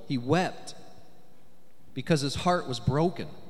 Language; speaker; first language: English; native; English